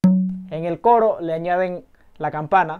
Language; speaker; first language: Spanish; native; Spanish